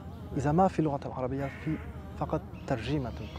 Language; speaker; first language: Arabic; non-native, fluent; French